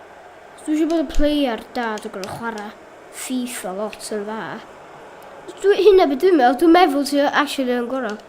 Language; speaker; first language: Welsh; native; Welsh